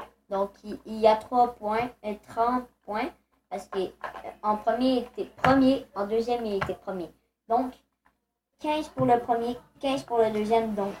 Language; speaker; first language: French; native; French